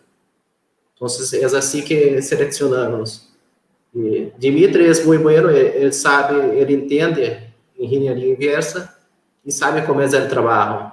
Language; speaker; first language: Spanish; non-native, fluent; Portuguese